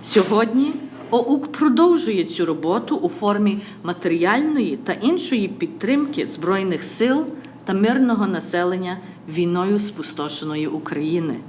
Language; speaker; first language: Ukrainian; early bilingual, other home language; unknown